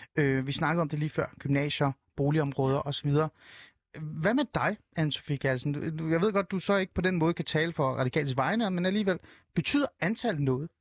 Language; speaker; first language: Danish; early bilingual, other home language; Persian